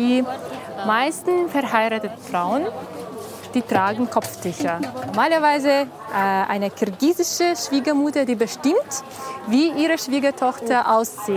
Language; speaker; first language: German; non-native, fluent; Kyrgyz